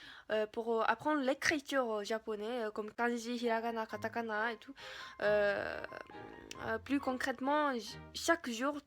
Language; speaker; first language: French; non-native, learner; Japanese